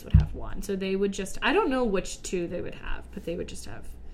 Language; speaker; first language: English; native; English